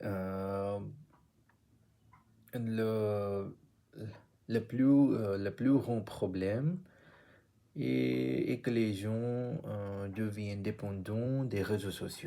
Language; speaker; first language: French; non-native, learner; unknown